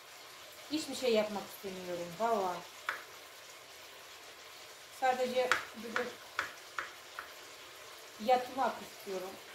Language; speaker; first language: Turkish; non-native, fluent; Russian